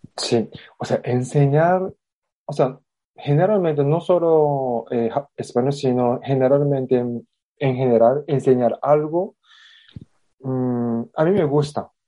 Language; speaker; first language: Spanish; non-native, fluent; Japanese